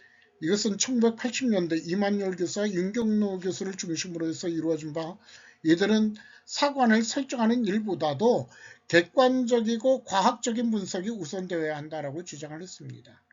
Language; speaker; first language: Korean; native; Korean